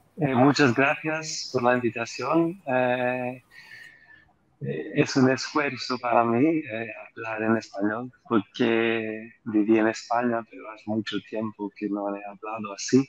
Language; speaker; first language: Spanish; non-native, fluent; Greek